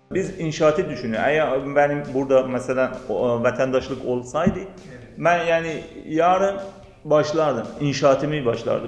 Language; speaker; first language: Turkish; non-native, learner; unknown